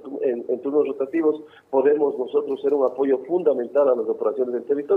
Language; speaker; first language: Spanish; native; Spanish